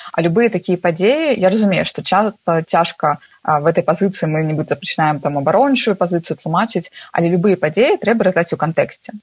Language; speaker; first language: Belarusian; non-native, local second language; Russian